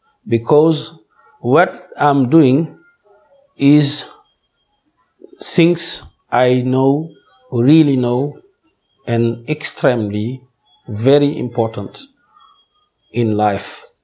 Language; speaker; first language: English; non-native, learner; Wolof